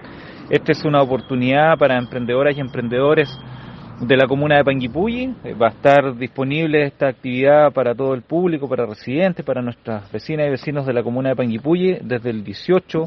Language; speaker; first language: Spanish; native; Spanish